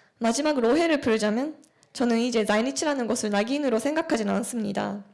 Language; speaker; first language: Korean; early bilingual, heritage; Japanese